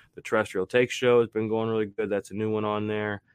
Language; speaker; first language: English; native; English